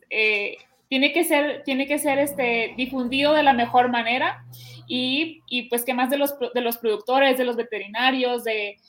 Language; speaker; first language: Spanish; native; Spanish